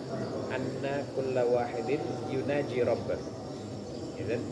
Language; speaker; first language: Arabic; non-native, fluent; Indonesian